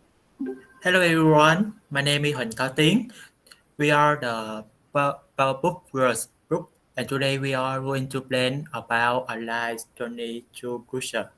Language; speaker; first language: English; non-native, learner; Vietnamese